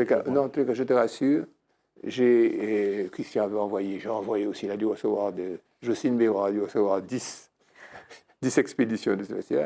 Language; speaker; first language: French; native; French